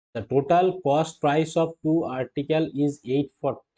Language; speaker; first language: English; non-native, local second language; Bangla